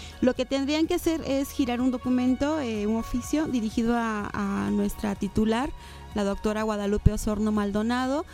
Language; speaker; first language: Spanish; native; Spanish